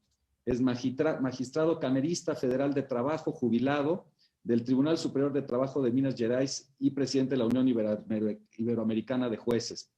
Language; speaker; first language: Spanish; native; Spanish